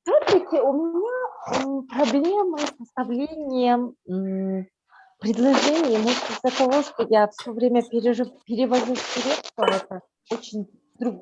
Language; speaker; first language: Russian; non-native, fluent; Turkish